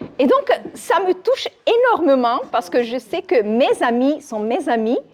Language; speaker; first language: French; non-native, fluent; Italian